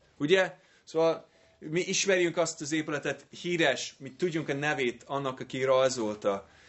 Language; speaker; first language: Hungarian; non-native, fluent; English